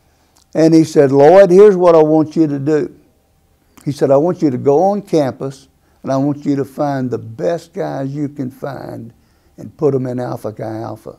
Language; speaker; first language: English; native; English